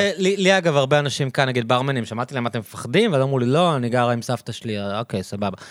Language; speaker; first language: Hebrew; native; Hebrew